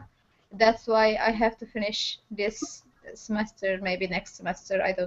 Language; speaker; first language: English; non-native, learner; Turkish